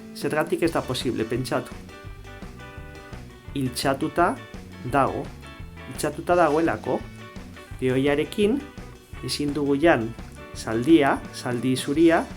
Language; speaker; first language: Basque; non-native, local second language; Spanish